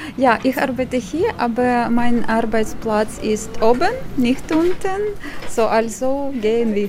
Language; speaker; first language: German; non-native, learner; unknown